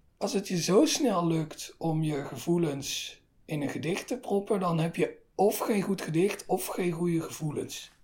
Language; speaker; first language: Dutch; native; Dutch